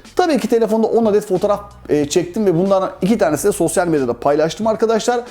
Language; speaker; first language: Turkish; native; Turkish